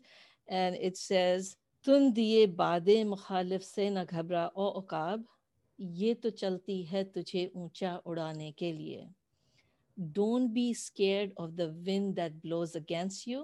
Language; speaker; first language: English; non-native, local second language; Urdu